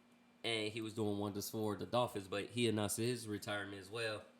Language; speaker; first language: English; native; English